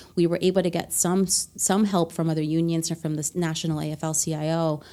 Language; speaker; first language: English; non-native, fluent; Spanish